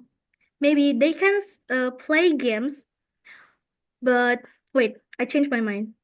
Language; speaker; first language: English; non-native, fluent; Indonesian